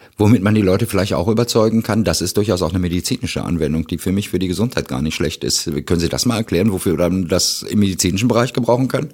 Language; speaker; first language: German; native; German